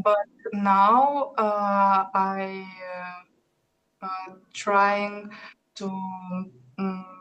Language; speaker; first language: English; non-native, learner; Russian